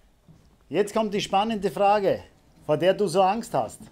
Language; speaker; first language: German; native; German